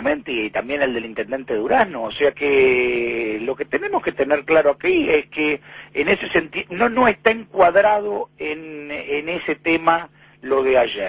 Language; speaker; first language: Spanish; native; Spanish